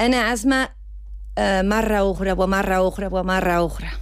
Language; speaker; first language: Arabic; non-native, learner; Spanish